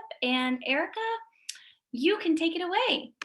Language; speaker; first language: English; native; English